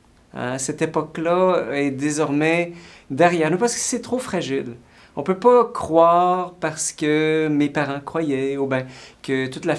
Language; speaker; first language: French; native; French